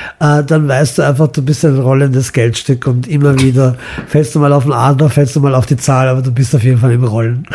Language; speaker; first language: German; early bilingual, other home language; Croatian